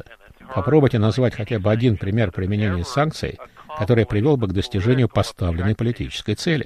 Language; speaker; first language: Russian; native; Russian